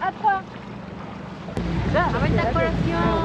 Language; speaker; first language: French; non-native, learner; Portuguese